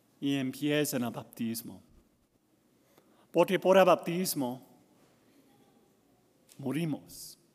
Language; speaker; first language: Spanish; non-native, learner; English